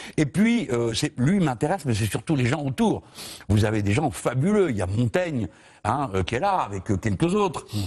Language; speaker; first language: French; native; French